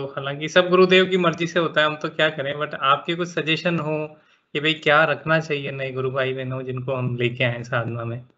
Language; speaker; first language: Hindi; native; Hindi